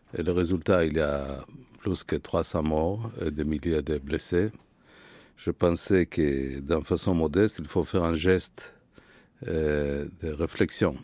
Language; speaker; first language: French; non-native, fluent; Hebrew